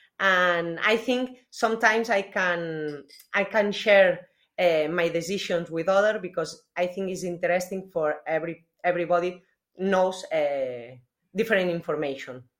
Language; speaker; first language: English; non-native, learner; Spanish